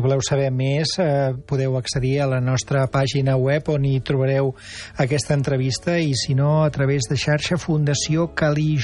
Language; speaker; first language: Catalan; native; Catalan